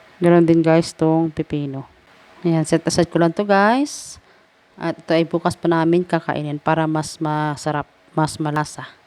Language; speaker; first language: Filipino; native; Filipino